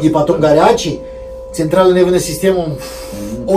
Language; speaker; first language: Russian; non-native, learner; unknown